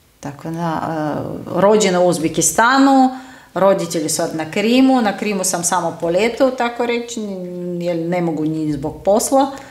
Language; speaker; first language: Croatian; non-native, fluent; Russian